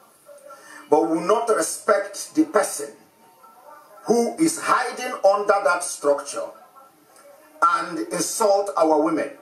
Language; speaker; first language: English; non-native, local second language; Igbo